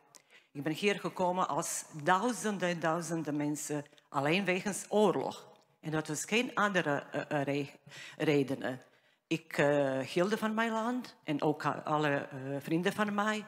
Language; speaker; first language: Dutch; non-native, fluent; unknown